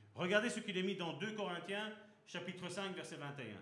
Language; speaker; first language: French; native; French